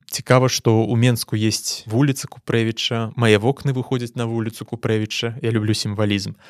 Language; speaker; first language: Belarusian; non-native, local second language; Russian